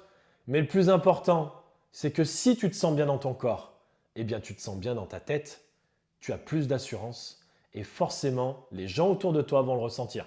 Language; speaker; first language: French; native; French